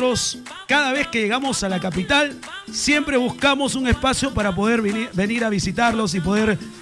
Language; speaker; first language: Spanish; native; Spanish